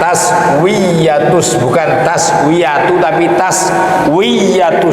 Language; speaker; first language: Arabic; non-native, fluent; Indonesian